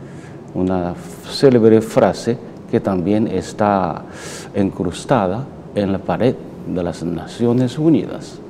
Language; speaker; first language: Spanish; non-native, fluent; Chinese